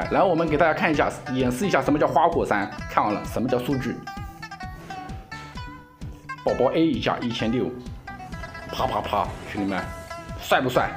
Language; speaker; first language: Chinese; native; Chinese